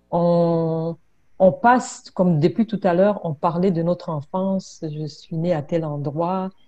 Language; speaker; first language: French; non-native, local second language; Kinyarwanda